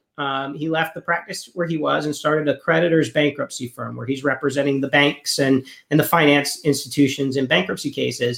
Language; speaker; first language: English; native; English